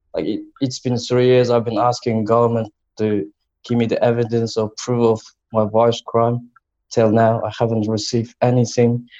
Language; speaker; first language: English; non-native, learner; Chinese